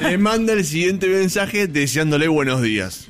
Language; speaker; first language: Spanish; native; Spanish